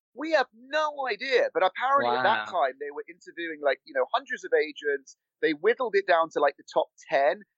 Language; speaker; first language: English; native; English